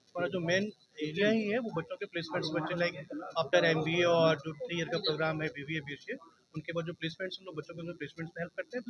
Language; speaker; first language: Hindi; native; Hindi